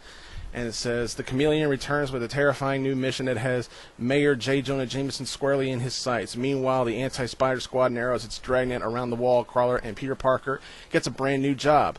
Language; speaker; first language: English; native; English